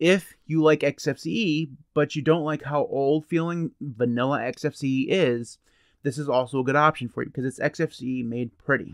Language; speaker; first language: English; native; English